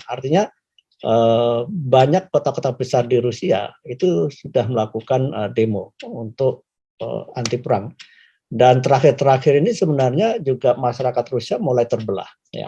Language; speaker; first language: Indonesian; native; Indonesian